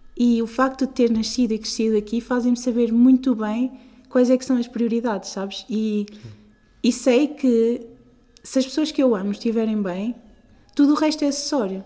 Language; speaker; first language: Portuguese; native; Portuguese